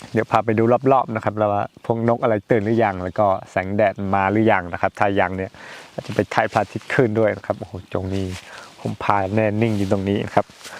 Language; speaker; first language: Thai; native; Thai